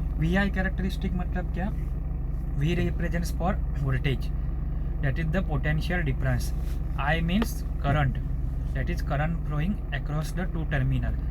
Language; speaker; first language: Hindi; non-native, local second language; Marathi